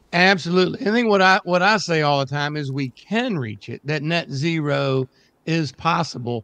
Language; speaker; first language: English; native; English